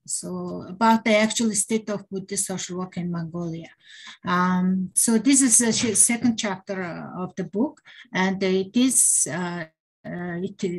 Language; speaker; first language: English; non-native, learner; Mongolian